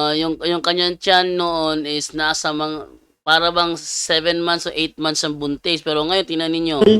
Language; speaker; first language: Filipino; non-native, local second language; Cebuano